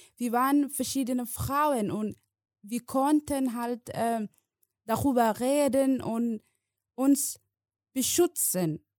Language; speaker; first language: German; non-native, learner; Somali